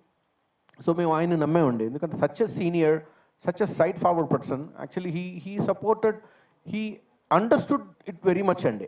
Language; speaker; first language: Telugu; native; Telugu